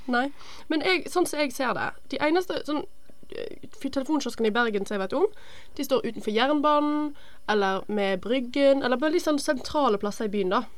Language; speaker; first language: Norwegian; native; Norwegian